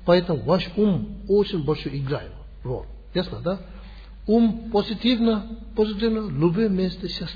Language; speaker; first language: Russian; non-native, learner; Tibetan